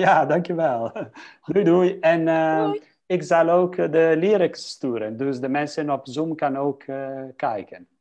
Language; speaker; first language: Dutch; non-native, fluent; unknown